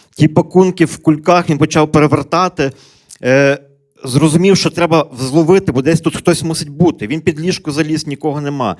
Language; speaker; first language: Ukrainian; native; Ukrainian